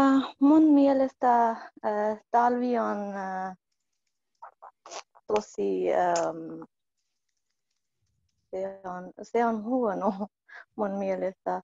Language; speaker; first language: Finnish; non-native, learner; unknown